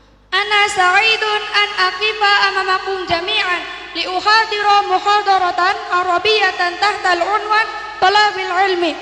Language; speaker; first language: Arabic; non-native, learner; Indonesian